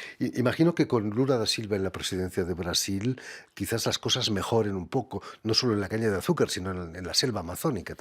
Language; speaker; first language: Spanish; native; Spanish